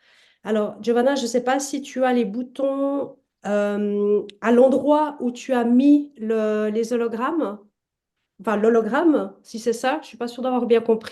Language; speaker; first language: French; native; French